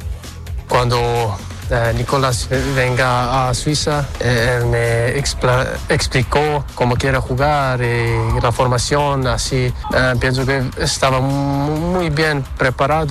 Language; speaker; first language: Spanish; non-native, learner; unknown